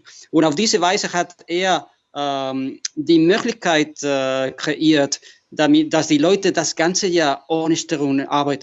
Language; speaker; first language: German; non-native, fluent; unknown